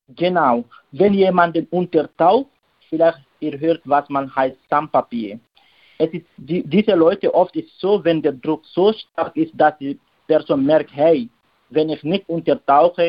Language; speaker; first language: German; non-native, learner; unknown